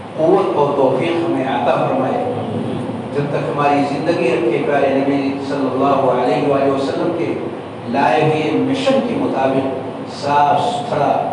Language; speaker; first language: Urdu; native; Urdu